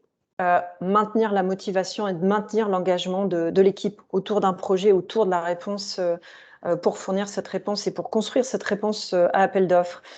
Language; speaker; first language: French; native; French